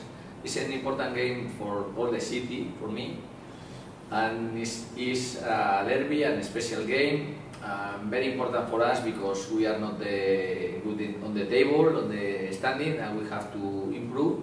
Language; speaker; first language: English; non-native, learner; Spanish